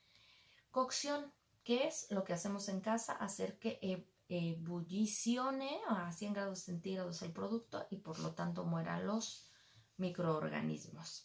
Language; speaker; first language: Spanish; native; Spanish